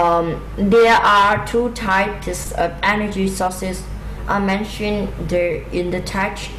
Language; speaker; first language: English; non-native, learner; Vietnamese